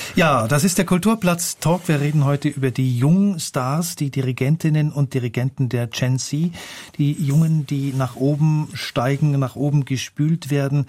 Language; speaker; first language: German; native; German